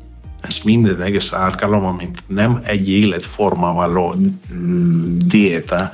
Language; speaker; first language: Hungarian; non-native, fluent; Greek